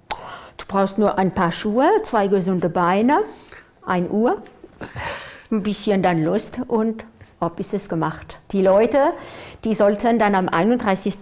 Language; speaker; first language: German; non-native, fluent; French